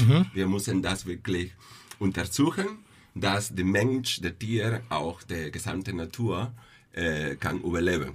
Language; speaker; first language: German; non-native, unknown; Spanish